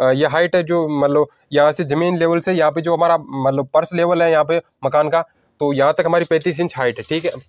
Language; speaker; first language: Hindi; native; Hindi